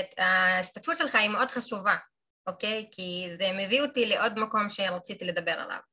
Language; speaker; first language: Hebrew; non-native, local second language; Arabic